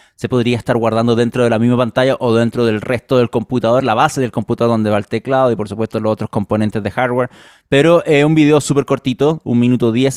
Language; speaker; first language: Spanish; native; Spanish